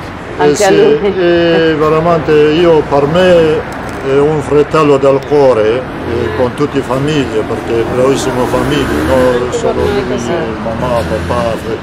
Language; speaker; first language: Italian; non-native, learner; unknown